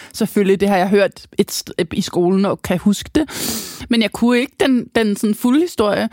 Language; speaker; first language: Danish; native; Danish